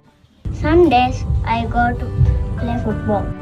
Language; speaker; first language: English; non-native, learner; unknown